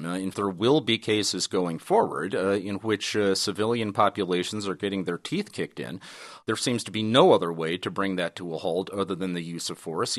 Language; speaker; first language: English; native; English